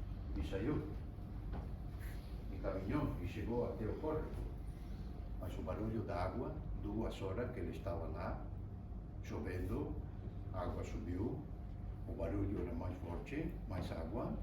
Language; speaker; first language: Portuguese; non-native, fluent; Spanish